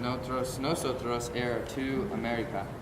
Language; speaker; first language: Spanish; non-native, learner; English